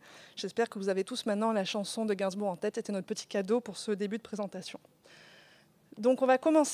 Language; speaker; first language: French; native; French